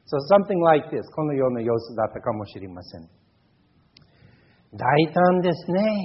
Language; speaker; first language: Japanese; non-native, fluent; English